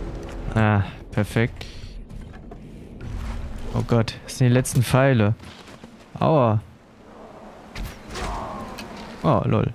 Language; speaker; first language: German; native; German